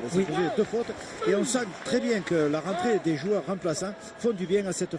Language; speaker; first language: French; native; French